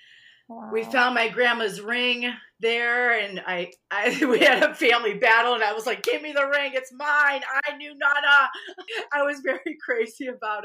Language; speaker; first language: English; early bilingual, other home language; Albanian